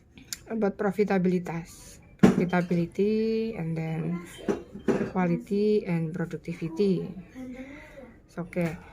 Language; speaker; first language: English; non-native, learner; Indonesian